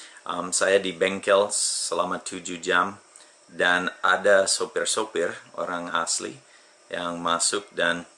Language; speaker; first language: Indonesian; non-native, fluent; English